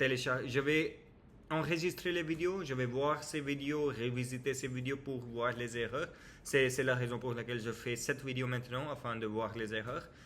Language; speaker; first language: French; non-native, learner; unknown